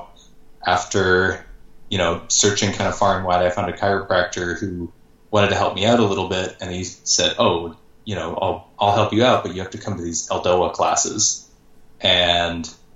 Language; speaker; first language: English; native; English